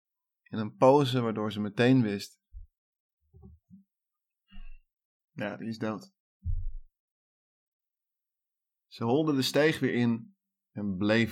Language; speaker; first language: Dutch; native; Dutch